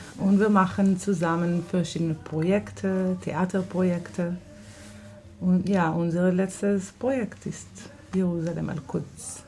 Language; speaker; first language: German; non-native, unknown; Hebrew